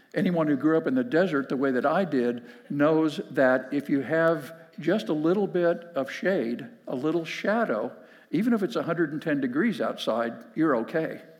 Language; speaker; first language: English; native; English